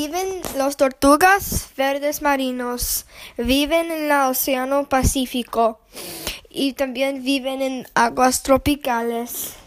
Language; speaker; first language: Spanish; non-native, learner; English